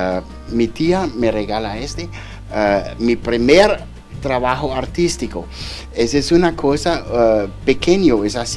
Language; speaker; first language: Spanish; non-native, learner; German